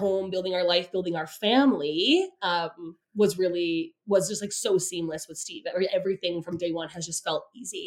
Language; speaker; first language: English; native; English